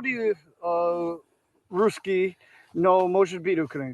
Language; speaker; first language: Russian; non-native, learner; English